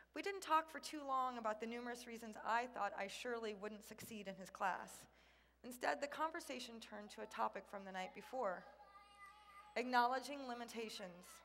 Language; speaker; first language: English; native; English